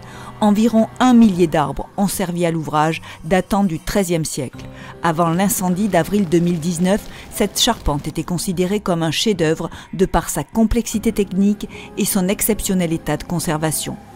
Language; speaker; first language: French; native; French